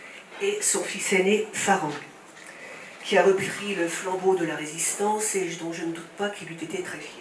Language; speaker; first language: French; native; French